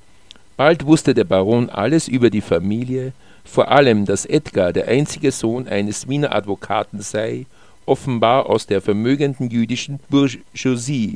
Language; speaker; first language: German; native; German